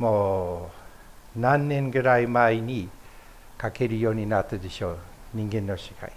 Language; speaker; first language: Japanese; non-native, fluent; English